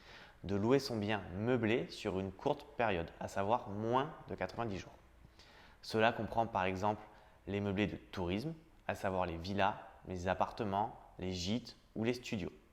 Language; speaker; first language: French; native; French